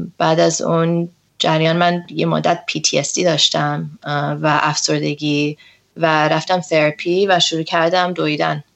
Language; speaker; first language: Persian; early bilingual, heritage; Persian